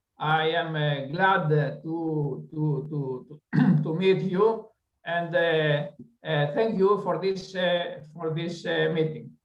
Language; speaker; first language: English; non-native, learner; Greek